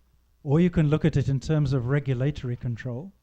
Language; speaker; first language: English; native; English